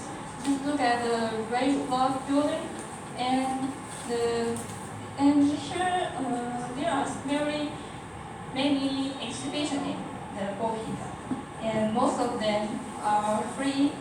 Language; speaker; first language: English; non-native, learner; Chinese